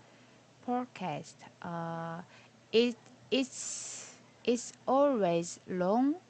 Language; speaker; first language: English; non-native, learner; Korean